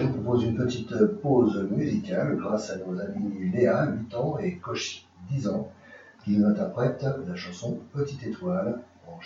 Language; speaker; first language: French; native; French